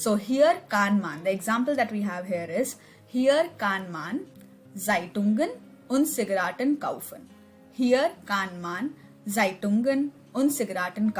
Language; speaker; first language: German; non-native, learner; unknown